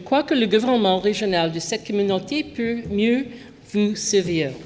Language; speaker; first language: French; non-native, local second language; English